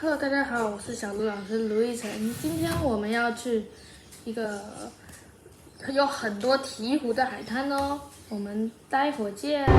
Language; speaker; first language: Chinese; native; Chinese